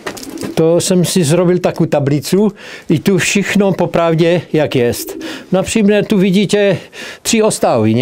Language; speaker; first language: Polish; non-native, learner; Czech